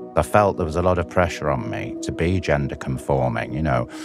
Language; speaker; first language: English; native; English